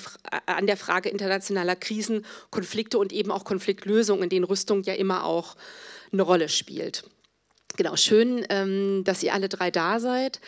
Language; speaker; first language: German; native; German